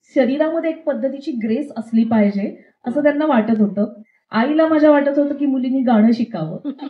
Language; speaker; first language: Marathi; native; Marathi